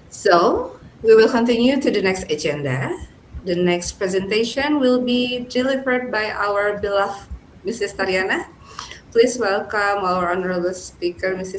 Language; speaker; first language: English; non-native, fluent; Indonesian